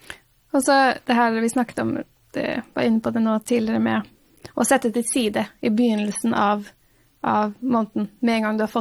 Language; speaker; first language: Norwegian; native; Norwegian